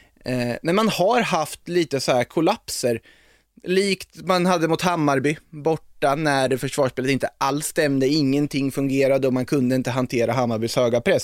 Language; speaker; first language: Swedish; native; Swedish